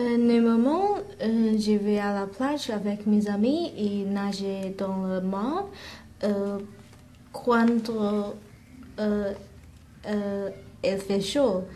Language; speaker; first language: French; non-native, learner; English